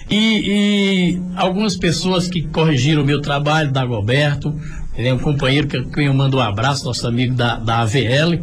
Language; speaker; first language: Portuguese; native; Portuguese